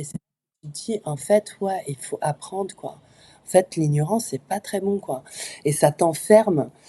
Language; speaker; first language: French; early bilingual, other home language; Arabic